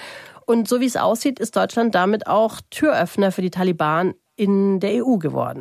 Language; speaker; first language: German; native; German